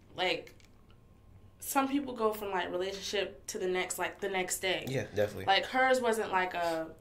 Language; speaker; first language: English; early bilingual, other home language; Haitian Creole